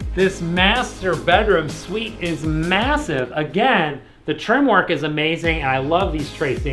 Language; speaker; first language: English; native; English